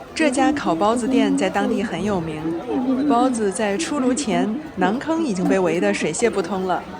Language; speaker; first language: Chinese; native; Chinese